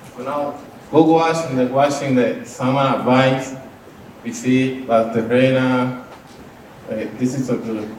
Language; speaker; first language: English; non-native, learner; Spanish